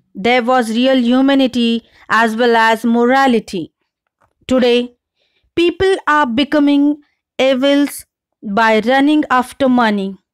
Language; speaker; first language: English; non-native, local second language; Marathi